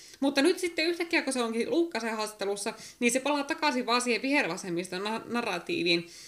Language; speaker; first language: Finnish; native; Finnish